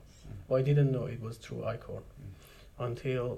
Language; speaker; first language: English; non-native, fluent; Persian